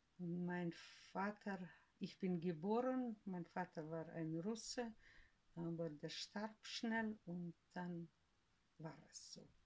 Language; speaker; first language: German; early bilingual, heritage; German